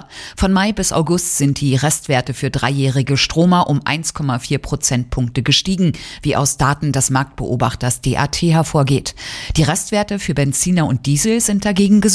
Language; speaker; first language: German; native; German